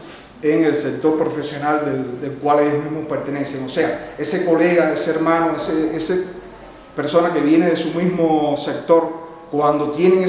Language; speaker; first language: Spanish; native; Spanish